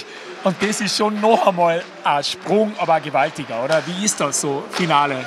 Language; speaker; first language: German; native; German